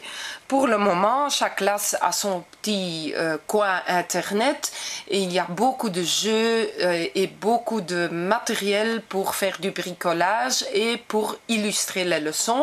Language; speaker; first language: French; non-native, local second language; Dutch